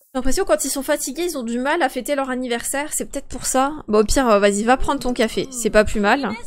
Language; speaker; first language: French; early bilingual, other home language; Polish